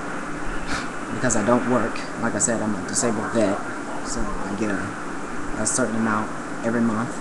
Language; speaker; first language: English; native; English